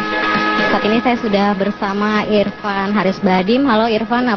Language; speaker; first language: Indonesian; native; Indonesian